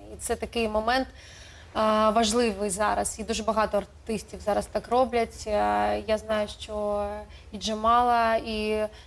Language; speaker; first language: Ukrainian; non-native, local second language; Russian